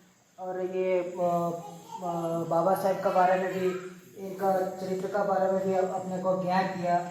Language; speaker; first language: Hindi; non-native, local second language; Kannada